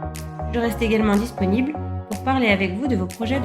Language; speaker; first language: French; native; French